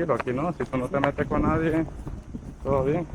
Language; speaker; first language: Spanish; native; Spanish